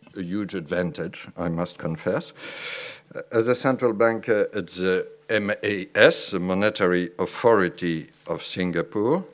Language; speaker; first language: English; non-native, fluent; French